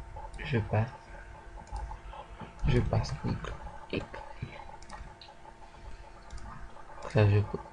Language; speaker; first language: French; native; French